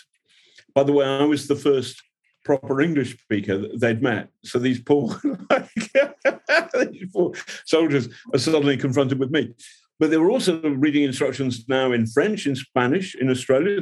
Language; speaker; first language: English; native; English